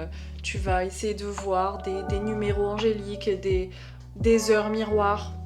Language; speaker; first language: French; native; French